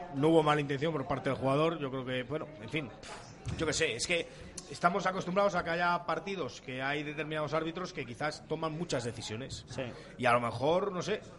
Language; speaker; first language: Spanish; native; Spanish